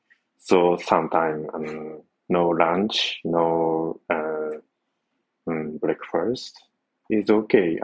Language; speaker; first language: English; non-native, learner; Japanese